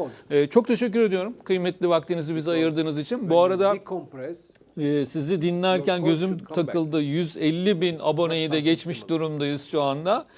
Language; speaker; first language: Turkish; native; Turkish